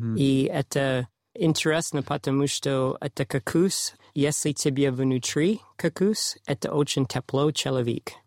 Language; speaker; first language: Russian; non-native, learner; English